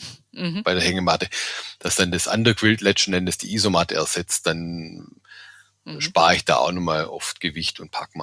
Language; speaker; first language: German; native; German